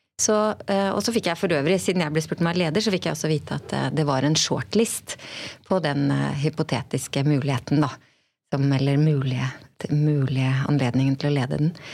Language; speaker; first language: Norwegian; native; Norwegian